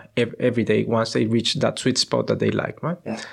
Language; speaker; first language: English; non-native, fluent; Spanish